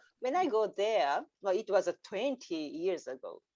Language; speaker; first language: English; non-native, learner; Japanese